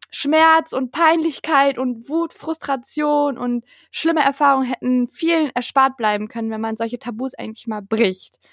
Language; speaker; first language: German; native; German